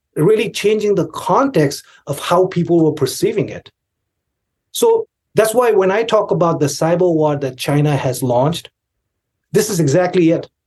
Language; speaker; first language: English; non-native, local second language; Tibetan